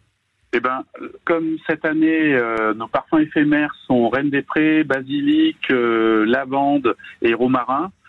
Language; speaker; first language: French; native; French